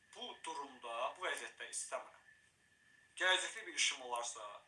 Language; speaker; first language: Azerbaijani; native; Azerbaijani